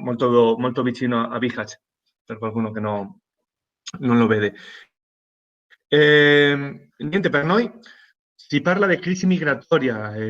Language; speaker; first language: Italian; non-native, fluent; Spanish